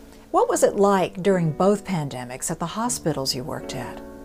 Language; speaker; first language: English; native; English